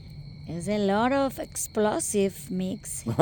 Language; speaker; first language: English; non-native, local second language; Spanish